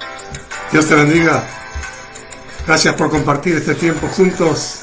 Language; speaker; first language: Spanish; native; Spanish